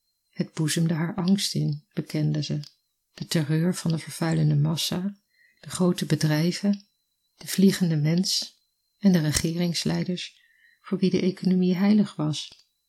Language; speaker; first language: Dutch; native; Dutch